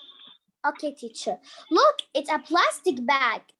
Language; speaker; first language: English; non-native, learner; Arabic